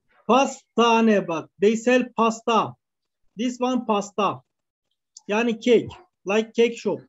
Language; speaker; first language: English; non-native, learner; Arabic